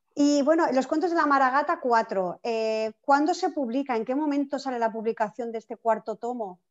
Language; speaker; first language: Spanish; native; Spanish